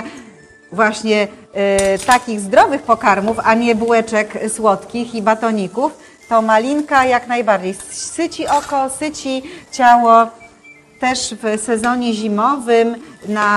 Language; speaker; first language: Polish; native; Polish